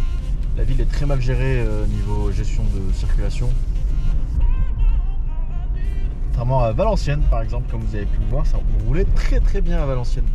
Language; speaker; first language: French; native; French